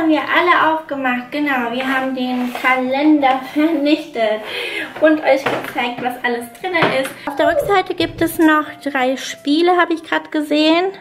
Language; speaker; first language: German; native; German